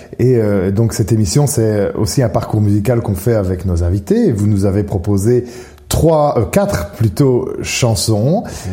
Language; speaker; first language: French; native; French